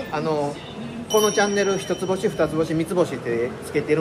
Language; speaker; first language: Japanese; native; Japanese